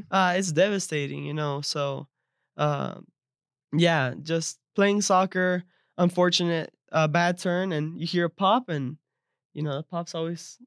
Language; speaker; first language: English; early bilingual, other home language; Spanish